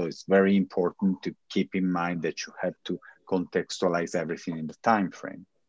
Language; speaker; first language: English; non-native, fluent; Italian